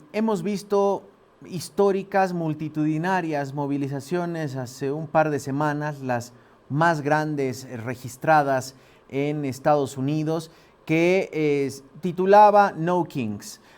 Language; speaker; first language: Spanish; native; Spanish